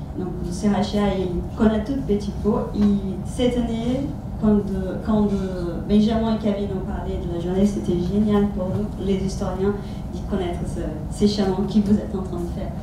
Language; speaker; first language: French; non-native, fluent; Portuguese